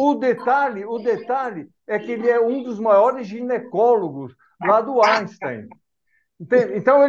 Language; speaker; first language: Portuguese; native; Portuguese